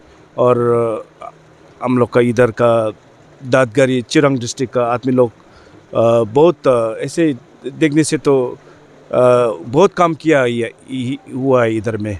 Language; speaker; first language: Hindi; non-native, fluent; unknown